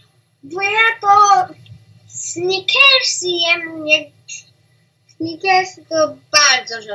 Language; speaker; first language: Polish; early bilingual, heritage; Polish